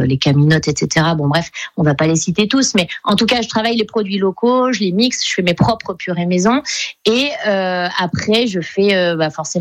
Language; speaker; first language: French; native; French